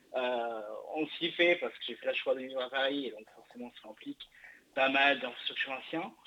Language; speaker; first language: French; non-native, fluent; English